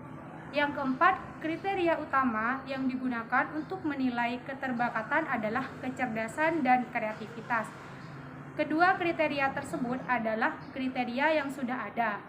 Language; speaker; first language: Indonesian; non-native, local second language; Madurese